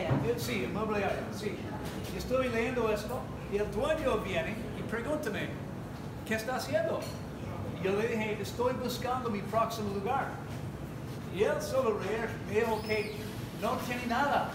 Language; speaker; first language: Spanish; non-native, learner; English